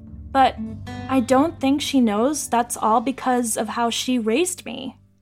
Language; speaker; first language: English; early bilingual, other home language; Greek